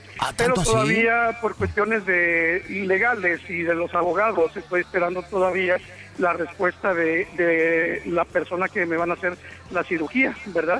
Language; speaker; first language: Spanish; native; Spanish